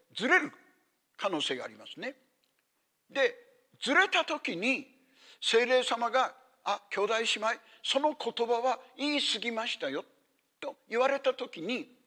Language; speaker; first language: Japanese; native; Japanese